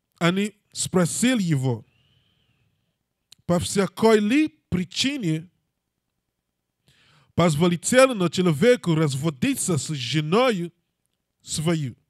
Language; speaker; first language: Russian; non-native, learner; English